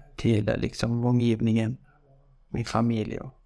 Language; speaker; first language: Swedish; non-native, fluent; Persian